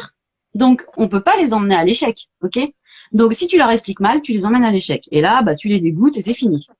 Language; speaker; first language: French; native; French